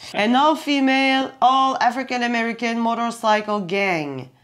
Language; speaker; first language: French; native; French